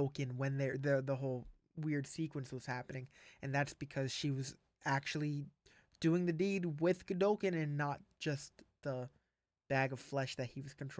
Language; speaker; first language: English; native; English